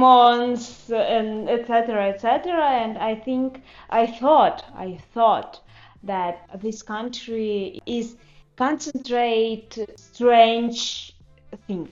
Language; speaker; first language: English; non-native, learner; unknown